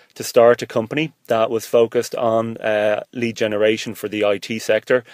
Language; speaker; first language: English; native; English